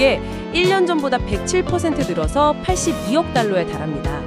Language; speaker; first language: Korean; native; Korean